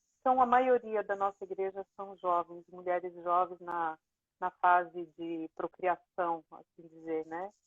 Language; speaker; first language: Portuguese; native; Portuguese